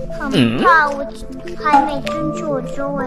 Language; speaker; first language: Chinese; non-native, learner; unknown